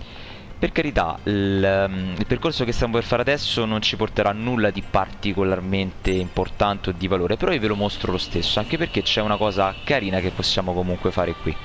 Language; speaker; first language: Italian; native; Italian